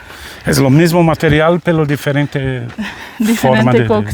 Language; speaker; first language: Spanish; non-native, learner; Portuguese